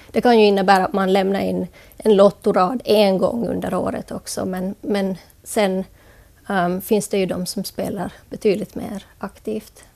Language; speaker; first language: Swedish; native; Swedish